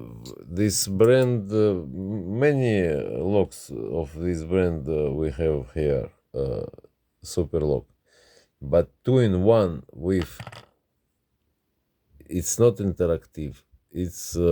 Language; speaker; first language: English; non-native, learner; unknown